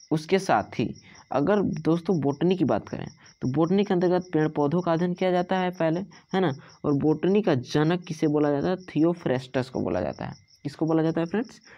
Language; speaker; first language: Hindi; native; Hindi